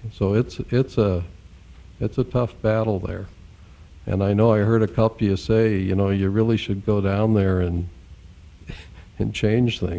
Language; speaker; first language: English; native; English